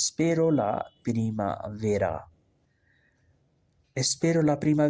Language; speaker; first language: Spanish; non-native, fluent; Urdu